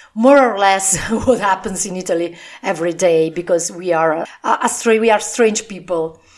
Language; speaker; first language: English; non-native, fluent; Italian